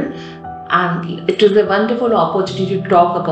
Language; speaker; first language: English; non-native, local second language; Hindi